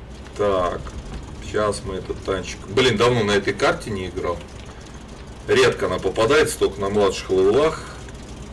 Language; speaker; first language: Russian; native; Russian